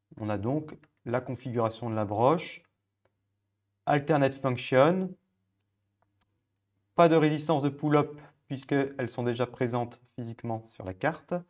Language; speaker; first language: French; native; French